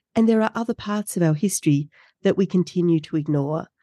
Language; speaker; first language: English; native; English